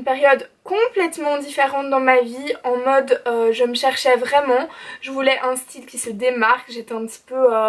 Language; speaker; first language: French; native; French